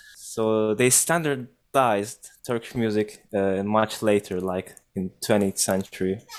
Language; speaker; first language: English; non-native, fluent; Turkish